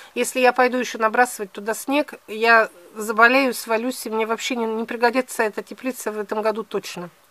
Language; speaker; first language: Russian; native; Russian